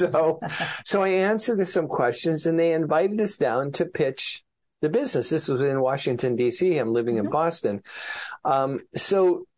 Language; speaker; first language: English; native; English